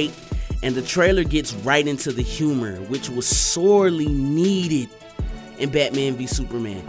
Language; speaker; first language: English; native; English